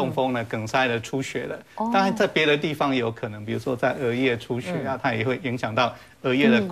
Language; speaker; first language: Chinese; native; Chinese